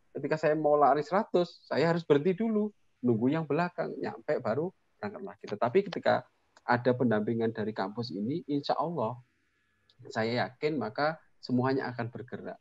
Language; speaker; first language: Indonesian; non-native, local second language; Javanese